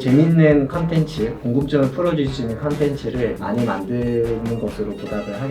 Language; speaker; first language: Korean; native; Korean